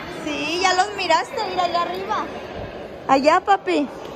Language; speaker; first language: Spanish; early bilingual, heritage; Spanish